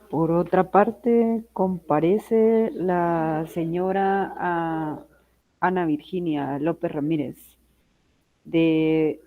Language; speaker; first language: Spanish; native; Spanish